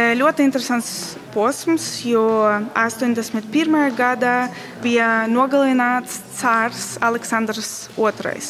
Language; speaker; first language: Latvian; non-native, learner; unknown